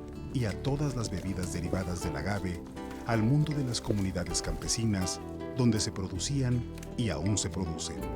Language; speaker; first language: Spanish; native; Spanish